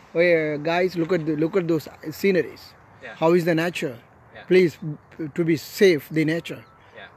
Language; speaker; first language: English; non-native, local second language; Tamil